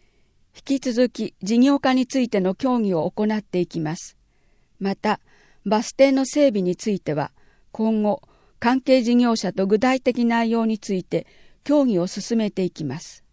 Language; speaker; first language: Japanese; native; Japanese